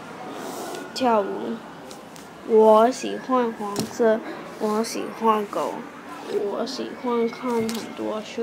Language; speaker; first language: Chinese; non-native, local second language; Cantonese